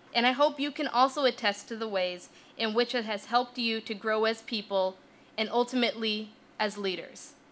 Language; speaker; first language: English; native; English